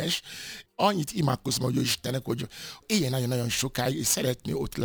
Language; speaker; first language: Hungarian; non-native, fluent; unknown